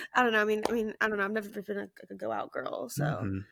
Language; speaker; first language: English; native; English